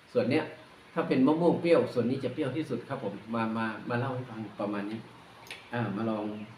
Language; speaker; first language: Thai; non-native, local second language; Northeastern Thai